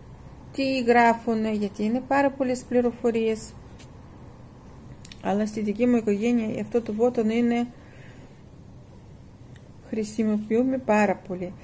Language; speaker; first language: Greek; non-native, fluent; Russian